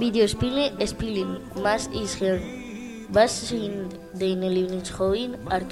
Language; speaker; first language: German; non-native, learner; Spanish